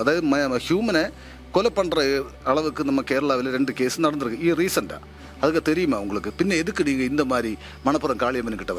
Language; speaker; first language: Tamil; non-native, learner; Malayalam